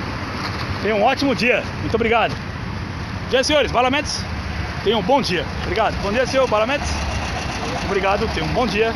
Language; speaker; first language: Portuguese; native; Portuguese